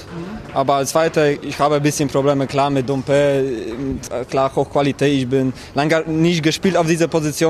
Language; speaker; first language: German; non-native, learner; Polish